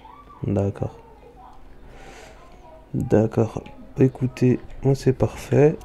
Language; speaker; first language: French; native; French